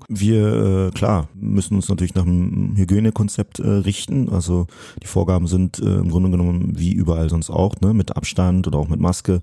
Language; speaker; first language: German; early bilingual, other home language; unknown